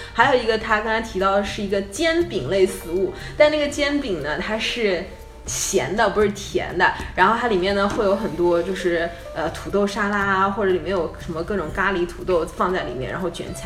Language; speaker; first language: Chinese; native; Chinese